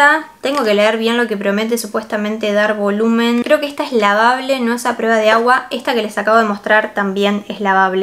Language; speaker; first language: Spanish; native; Spanish